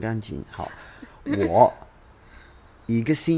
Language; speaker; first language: Chinese; non-native, learner; English